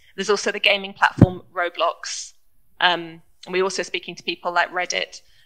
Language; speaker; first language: English; native; English